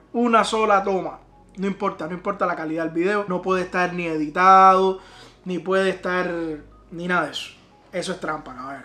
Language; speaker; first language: Spanish; native; Spanish